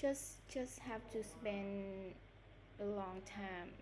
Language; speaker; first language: English; non-native, learner; Vietnamese